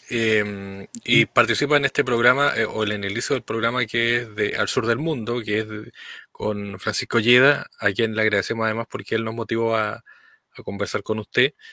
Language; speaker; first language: Spanish; native; Spanish